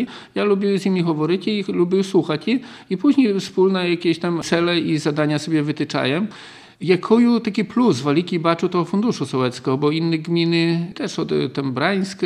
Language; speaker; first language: Polish; non-native, local second language; Ukrainian